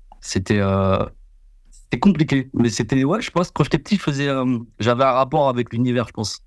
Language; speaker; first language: French; early bilingual, other home language; Vietnamese